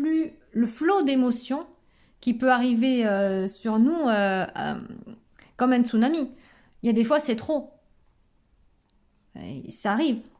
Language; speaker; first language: French; native; French